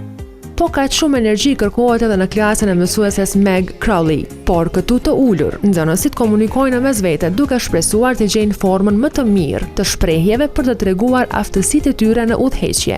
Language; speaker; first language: Albanian; native; Albanian